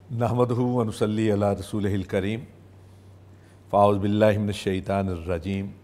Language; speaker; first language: Urdu; non-native, local second language; Punjabi